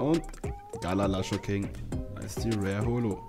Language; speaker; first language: German; native; German